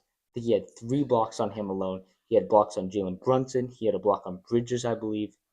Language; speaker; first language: English; native; English